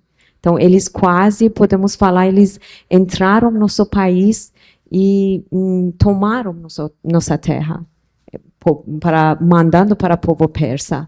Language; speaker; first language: Portuguese; non-native, local second language; Persian